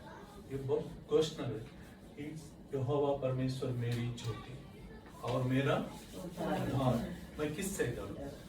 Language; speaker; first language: Hindi; non-native, local second language; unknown